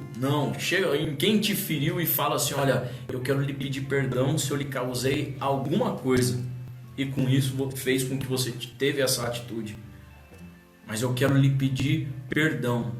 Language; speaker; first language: Portuguese; native; Portuguese